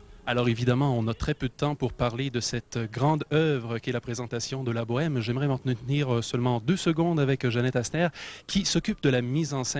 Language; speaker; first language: French; native; French